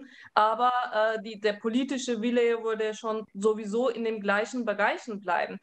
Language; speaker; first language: German; early bilingual, other home language; Turkish